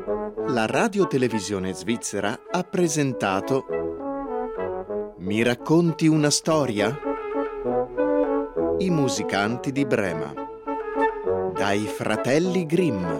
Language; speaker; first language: Italian; native; Italian